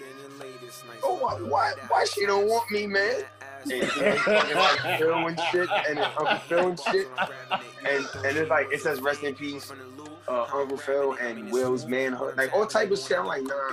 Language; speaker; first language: English; native; English